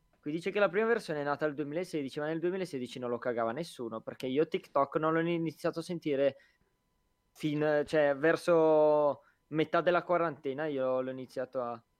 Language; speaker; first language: Italian; native; Italian